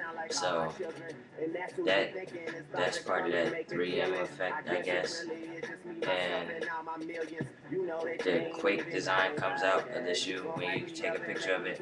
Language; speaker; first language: English; native; English